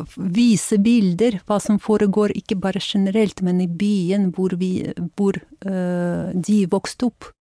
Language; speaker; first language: Norwegian; non-native, fluent; Ukrainian